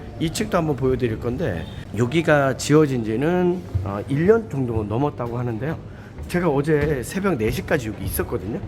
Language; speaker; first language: Korean; native; Korean